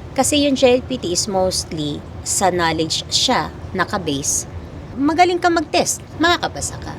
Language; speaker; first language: Filipino; native; Filipino